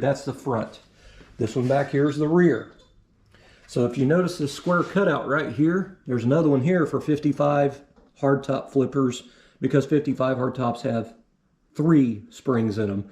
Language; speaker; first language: English; native; English